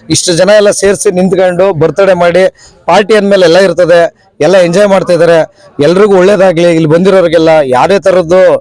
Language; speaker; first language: Kannada; native; Kannada